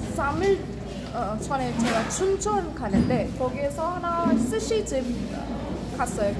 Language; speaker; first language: Korean; non-native, learner; Hindi